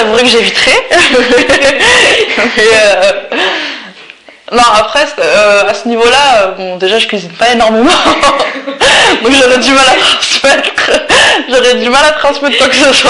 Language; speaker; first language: French; early bilingual, other home language; Arabic